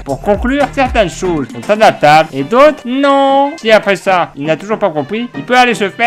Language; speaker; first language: French; native; French